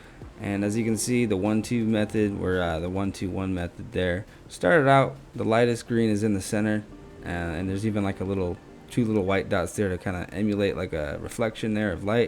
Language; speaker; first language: English; native; English